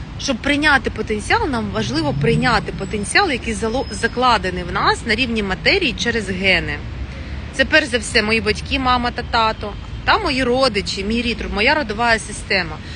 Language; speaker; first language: Ukrainian; non-native, local second language; Russian